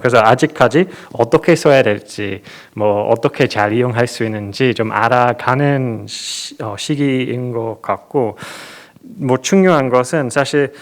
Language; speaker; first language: Korean; non-native, fluent; English